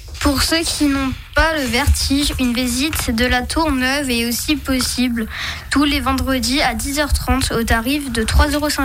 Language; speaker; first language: French; native; French